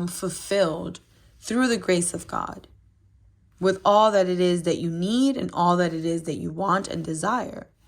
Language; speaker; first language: English; native; English